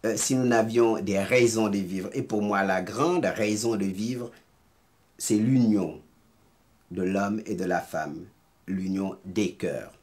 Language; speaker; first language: French; non-native, local second language; Serer